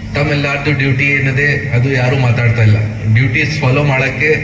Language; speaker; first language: Kannada; non-native, local second language; Hindi